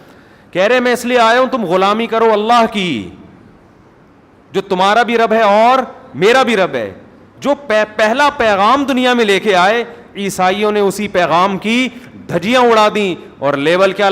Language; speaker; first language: Urdu; native; Urdu